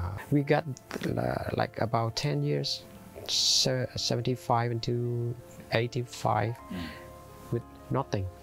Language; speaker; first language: English; non-native, fluent; Vietnamese